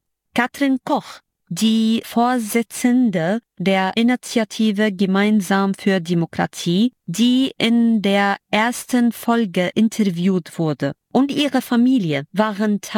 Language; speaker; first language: German; non-native, fluent; Arabic